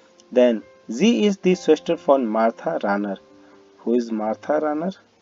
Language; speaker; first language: English; non-native, local second language; Hindi